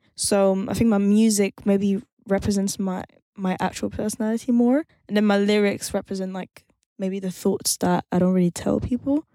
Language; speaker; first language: English; non-native, fluent; French